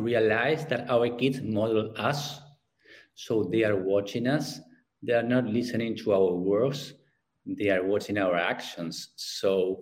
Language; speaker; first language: English; non-native, fluent; Spanish